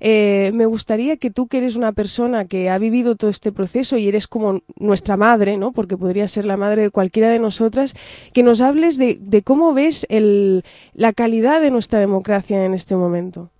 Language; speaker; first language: Spanish; native; Spanish